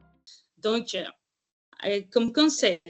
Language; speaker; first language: French; non-native, fluent; Spanish